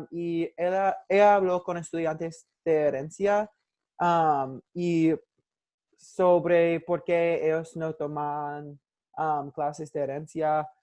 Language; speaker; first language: Spanish; non-native, learner; English